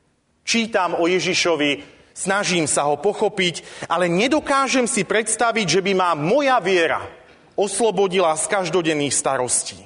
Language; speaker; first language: Slovak; native; Slovak